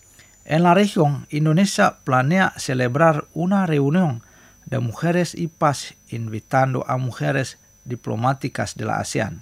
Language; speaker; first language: Spanish; non-native, fluent; Indonesian